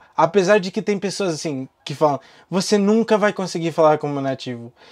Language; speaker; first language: Portuguese; non-native, fluent; English